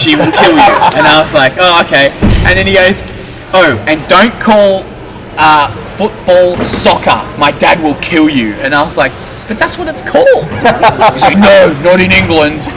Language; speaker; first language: English; native; English